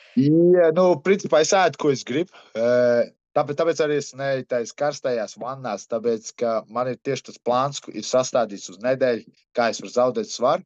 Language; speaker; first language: Latvian; early bilingual, heritage; Latvian